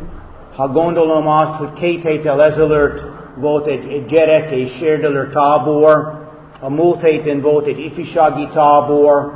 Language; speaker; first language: Hungarian; non-native, fluent; English